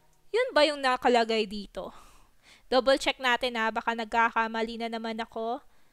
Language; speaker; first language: Filipino; non-native, local second language; Waray